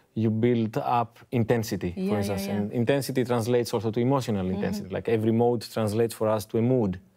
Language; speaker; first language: English; non-native, fluent; Greek